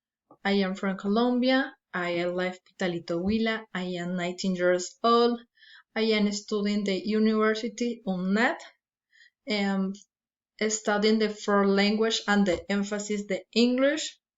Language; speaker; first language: English; non-native, learner; Spanish